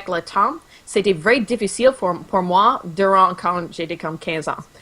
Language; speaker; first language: French; non-native, local second language; English